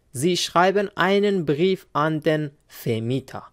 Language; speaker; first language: German; non-native, fluent; Persian